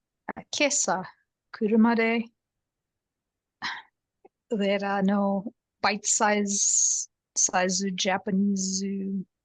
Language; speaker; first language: Japanese; non-native, learner; English